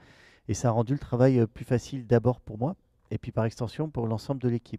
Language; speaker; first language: French; native; French